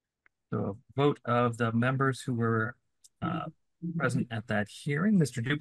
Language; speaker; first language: English; native; English